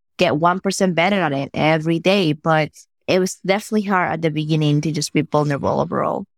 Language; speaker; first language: English; non-native, fluent; Spanish